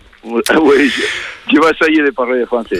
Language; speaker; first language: French; non-native, learner; Spanish